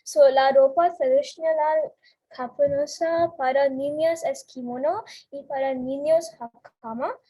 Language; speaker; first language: Spanish; non-native, learner; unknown